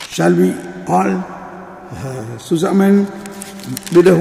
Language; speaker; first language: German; non-native, learner; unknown